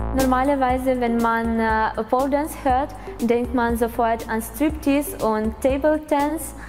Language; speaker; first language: German; non-native, fluent; Ukrainian